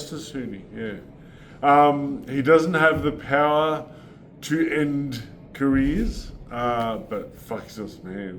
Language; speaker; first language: English; native; English